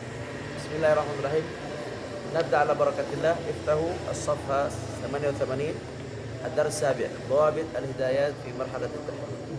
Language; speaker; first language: Arabic; non-native, fluent; Indonesian